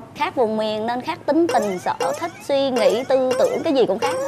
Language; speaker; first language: Vietnamese; native; Vietnamese